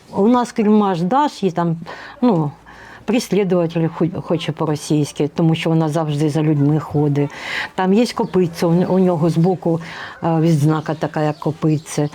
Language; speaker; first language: Ukrainian; non-native, local second language; Russian